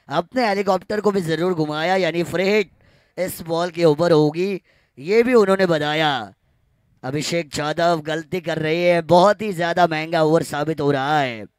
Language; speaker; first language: Hindi; non-native, local second language; Marathi